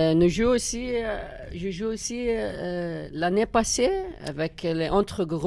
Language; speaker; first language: French; non-native, learner; Arabic